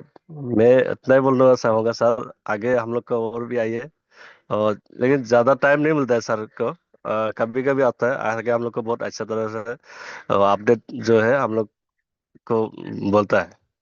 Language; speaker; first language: Hindi; non-native, local second language; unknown